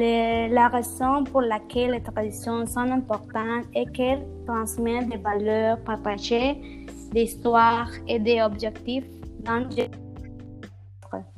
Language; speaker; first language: French; non-native, learner; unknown